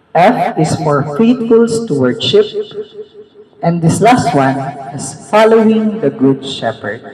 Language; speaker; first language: English; non-native, local second language; Filipino